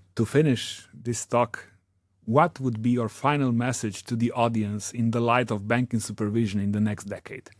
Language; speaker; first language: English; non-native, fluent; Slovenian